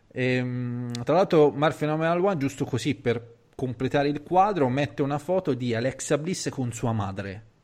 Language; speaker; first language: Italian; native; Italian